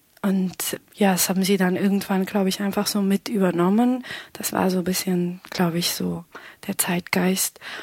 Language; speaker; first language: German; non-native, fluent; Pashto